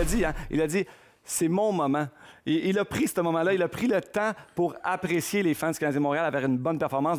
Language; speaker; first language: French; native; French